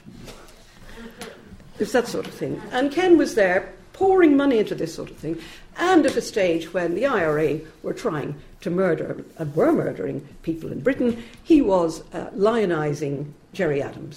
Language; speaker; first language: English; native; English